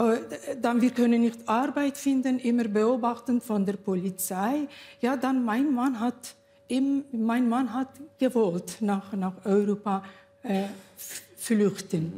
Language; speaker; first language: German; non-native, learner; Kurdish